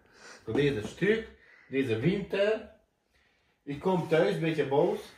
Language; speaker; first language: Dutch; non-native, learner; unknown